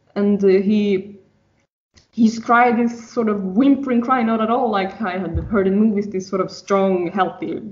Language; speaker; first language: English; non-native, fluent; Swedish